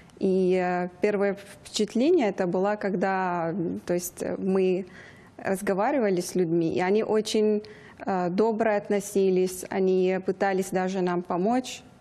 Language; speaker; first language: Russian; non-native, fluent; Persian